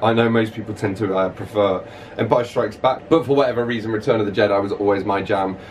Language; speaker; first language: English; native; English